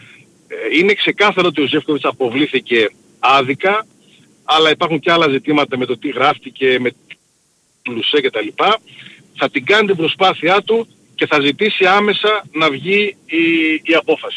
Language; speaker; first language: Greek; native; Greek